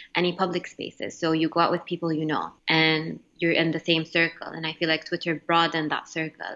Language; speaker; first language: English; non-native, fluent; Arabic